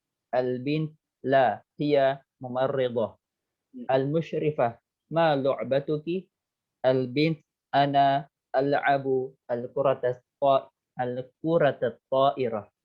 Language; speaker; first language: Arabic; non-native, learner; Indonesian